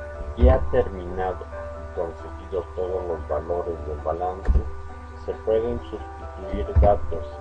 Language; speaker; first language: Spanish; native; Spanish